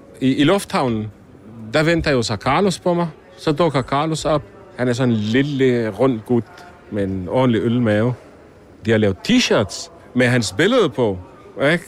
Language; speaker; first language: Danish; early bilingual, other home language; Arabic